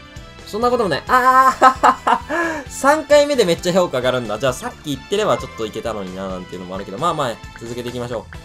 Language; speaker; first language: Japanese; native; Japanese